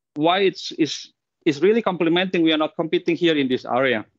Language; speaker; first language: English; non-native, fluent; Indonesian